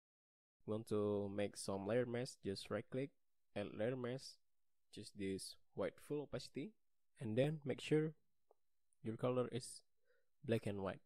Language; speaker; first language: English; non-native, learner; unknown